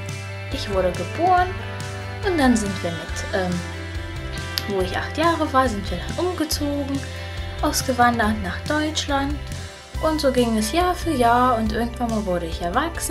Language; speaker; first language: German; early bilingual, other home language; Russian